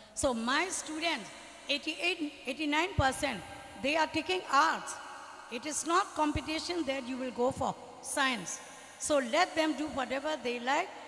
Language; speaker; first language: English; non-native, fluent; Burmese